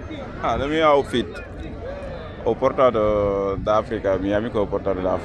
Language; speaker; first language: Italian; non-native, learner; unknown